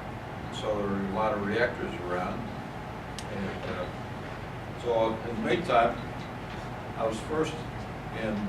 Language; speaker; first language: English; native; English